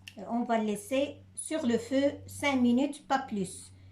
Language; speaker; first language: French; non-native, local second language; Arabic